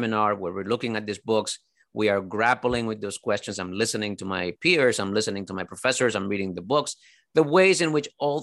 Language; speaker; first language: English; early bilingual, other home language; Spanish